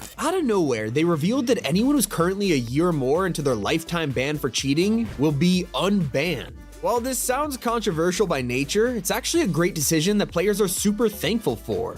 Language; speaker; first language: English; native; English